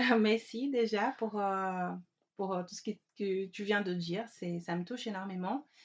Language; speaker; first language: French; non-native, fluent; Portuguese